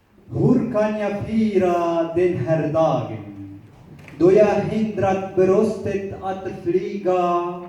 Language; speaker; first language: Swedish; non-native, learner; Kurdish